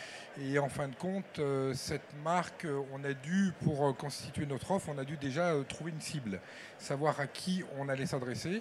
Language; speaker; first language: French; native; French